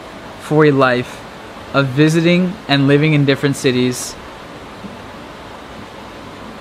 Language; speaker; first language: English; native; English